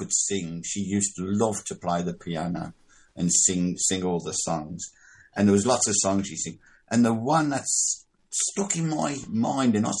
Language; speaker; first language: English; native; English